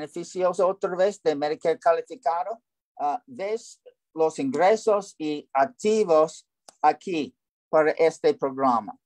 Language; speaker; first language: Spanish; non-native, learner; English